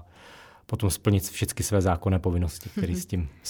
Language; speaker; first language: Czech; native; Czech